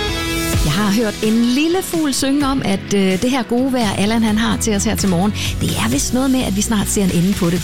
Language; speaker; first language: Danish; native; Danish